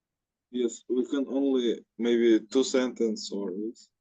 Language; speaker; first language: English; non-native, learner; Russian